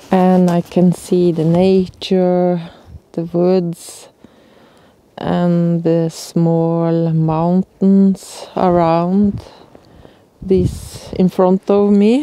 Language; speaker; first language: English; non-native, learner; Norwegian